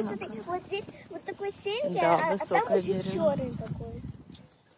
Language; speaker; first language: Russian; early bilingual, heritage; Russian